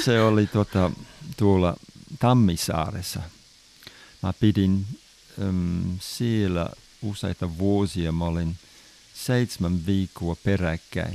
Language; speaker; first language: Finnish; non-native, fluent; English